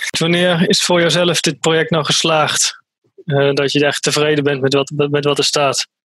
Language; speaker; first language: Dutch; native; Dutch